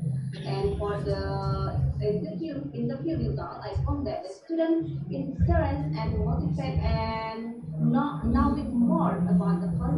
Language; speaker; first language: English; non-native, learner; Indonesian